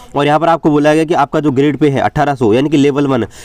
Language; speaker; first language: Hindi; native; Hindi